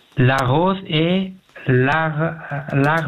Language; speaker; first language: French; non-native, learner; Pashto